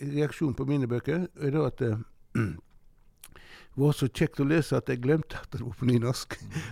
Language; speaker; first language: Norwegian; native; Norwegian